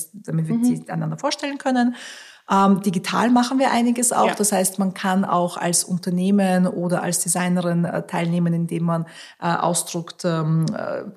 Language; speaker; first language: German; early bilingual, other home language; Russian